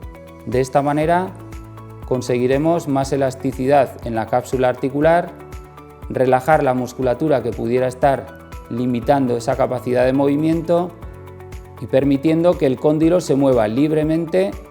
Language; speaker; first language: Spanish; native; Spanish